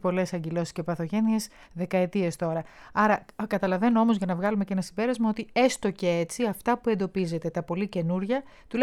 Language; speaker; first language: Greek; native; Greek